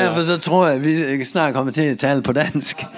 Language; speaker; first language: Danish; non-native, fluent; Russian